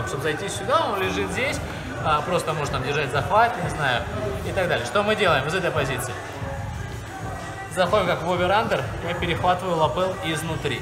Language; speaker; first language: Russian; native; Russian